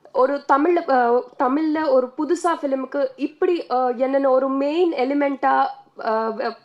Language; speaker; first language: Tamil; non-native, learner; Telugu